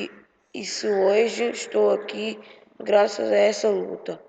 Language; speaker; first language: Portuguese; early bilingual, other home language; Upper Guinea Crioulo